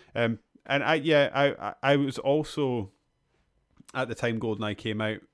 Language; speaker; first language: English; native; English